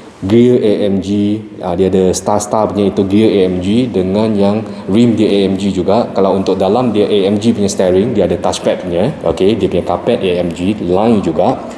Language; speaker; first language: Malay; non-native, local second language; Chinese